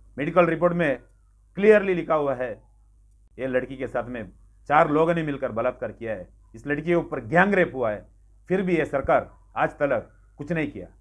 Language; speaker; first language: Hindi; non-native, local second language; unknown